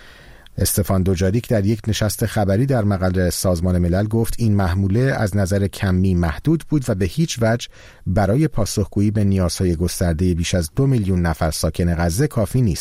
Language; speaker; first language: Persian; native; Persian